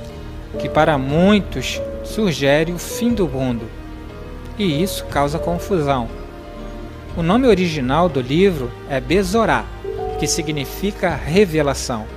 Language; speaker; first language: Portuguese; native; Portuguese